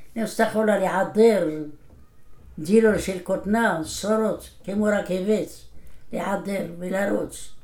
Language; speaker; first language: Hebrew; non-native, fluent; Arabic